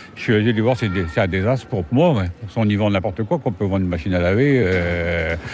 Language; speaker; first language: French; native; French